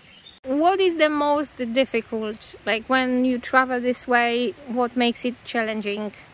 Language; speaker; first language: English; non-native, fluent; Polish